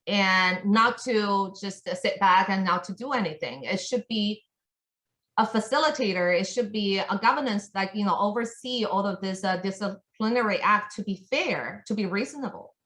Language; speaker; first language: English; non-native, fluent; Chinese